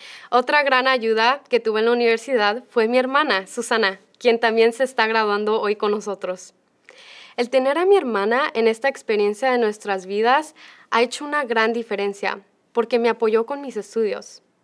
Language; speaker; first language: Spanish; early bilingual, heritage; Spanish